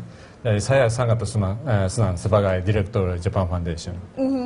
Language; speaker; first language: Indonesian; non-native, learner; Japanese